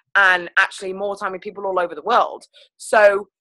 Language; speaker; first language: English; native; English